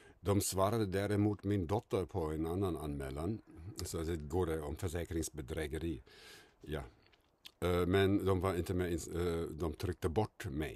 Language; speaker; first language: Swedish; non-native, fluent; German